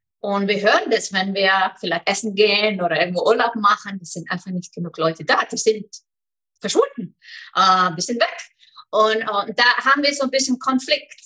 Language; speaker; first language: German; non-native, fluent; Icelandic